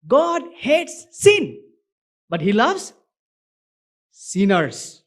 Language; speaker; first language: English; non-native, local second language; Nepali